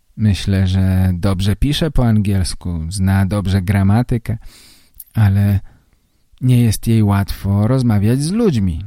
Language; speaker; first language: Polish; native; Polish